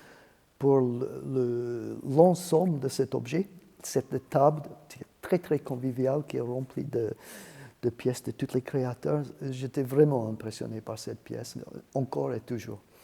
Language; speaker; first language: French; non-native, fluent; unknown